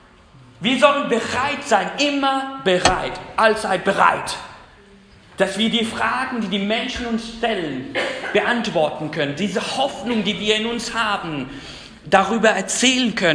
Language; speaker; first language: German; non-native, fluent; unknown